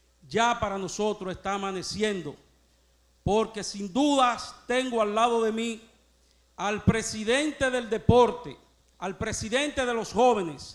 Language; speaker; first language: Spanish; native; Spanish